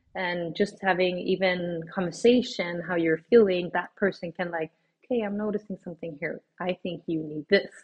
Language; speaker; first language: English; non-native, fluent; Swedish